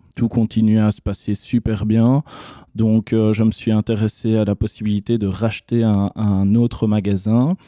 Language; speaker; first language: French; native; French